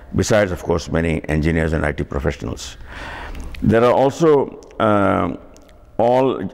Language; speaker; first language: English; non-native, local second language; Tamil